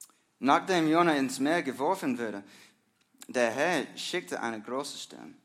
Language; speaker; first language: German; non-native, learner; English